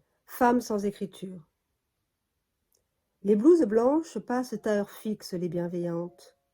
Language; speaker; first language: French; native; French